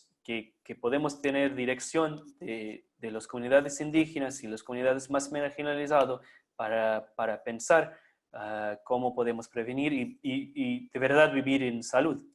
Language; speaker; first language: Spanish; non-native, fluent; English